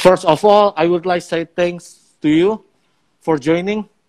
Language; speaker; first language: English; non-native, learner; Indonesian